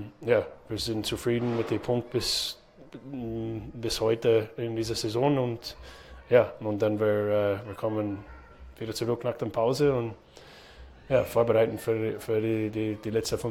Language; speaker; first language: German; non-native, fluent; English